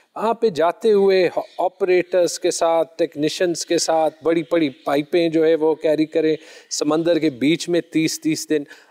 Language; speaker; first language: Urdu; non-native, local second language; Pashto